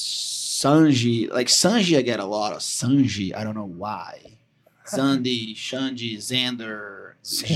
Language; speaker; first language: English; non-native, fluent; Portuguese